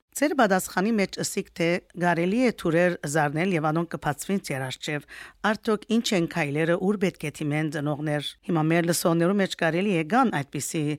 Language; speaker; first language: Armenian; early bilingual, heritage; Armenian